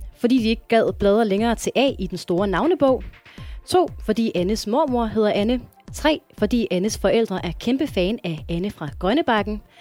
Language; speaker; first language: Danish; native; Danish